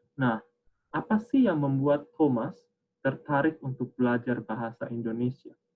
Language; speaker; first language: Indonesian; native; Indonesian